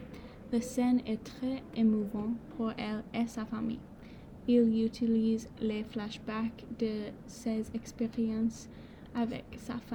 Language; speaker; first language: French; non-native, learner; English